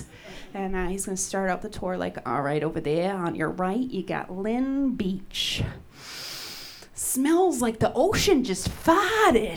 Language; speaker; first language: English; native; English